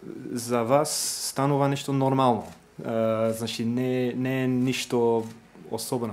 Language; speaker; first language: Macedonian; non-native, fluent; English